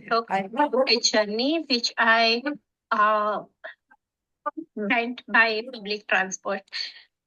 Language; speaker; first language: English; non-native, learner; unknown